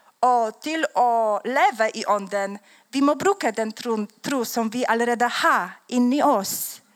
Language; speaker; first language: Swedish; non-native, learner; Polish